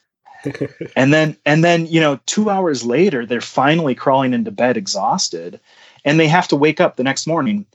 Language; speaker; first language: English; native; English